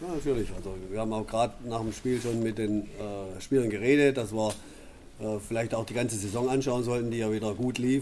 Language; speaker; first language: German; native; German